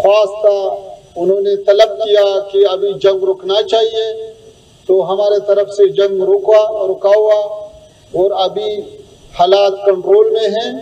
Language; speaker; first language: Hindi; non-native, fluent; Pashto